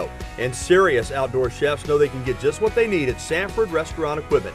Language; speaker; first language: English; native; English